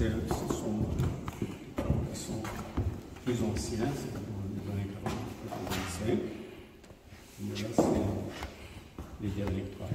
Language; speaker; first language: French; non-native, local second language; Arabic